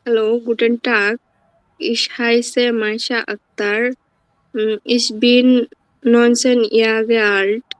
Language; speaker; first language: German; non-native, learner; Bangla